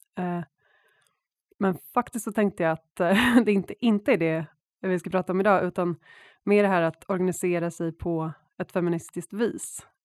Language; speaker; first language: Swedish; native; Swedish